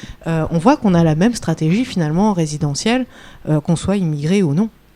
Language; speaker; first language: French; native; French